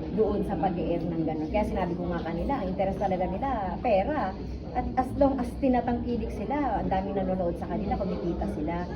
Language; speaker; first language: Filipino; native; Filipino